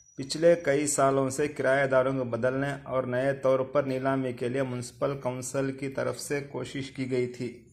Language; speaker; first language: Urdu; native; Urdu